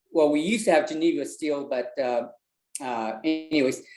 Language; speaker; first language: English; early bilingual, other home language; Vietnamese